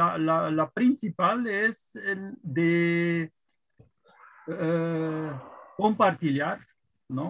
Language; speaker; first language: Spanish; non-native, fluent; Portuguese